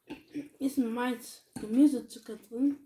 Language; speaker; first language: German; non-native, learner; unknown